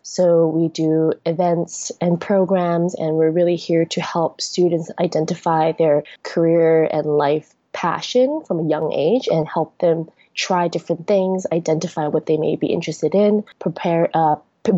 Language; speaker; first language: English; non-native, local second language; Cantonese